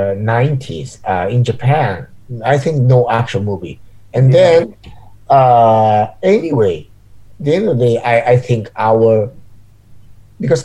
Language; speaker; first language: English; non-native, learner; Japanese